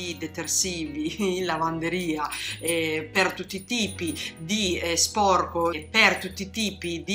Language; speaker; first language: Italian; native; Italian